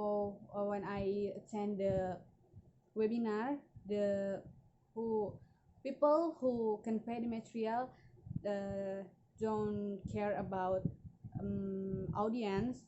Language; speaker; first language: English; non-native, learner; Indonesian